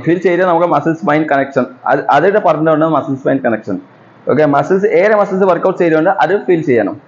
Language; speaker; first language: Malayalam; non-native, learner; Assamese